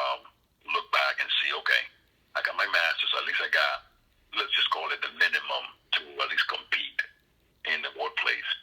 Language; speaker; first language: English; non-native, fluent; Spanish